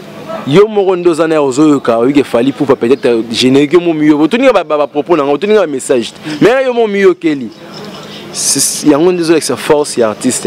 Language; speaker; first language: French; non-native, local second language; Lingala